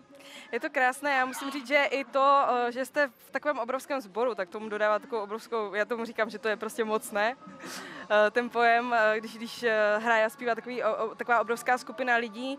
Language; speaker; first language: Czech; native; Czech